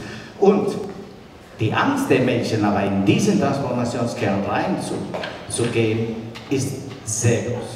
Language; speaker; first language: German; non-native, fluent; Spanish